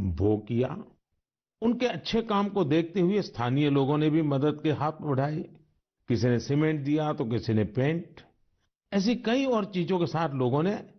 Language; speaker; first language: Hindi; non-native, local second language; Gujarati